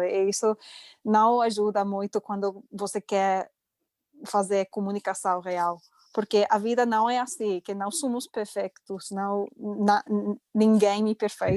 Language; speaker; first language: Portuguese; non-native, fluent; English